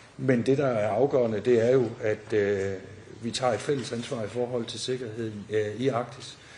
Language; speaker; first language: Danish; native; Danish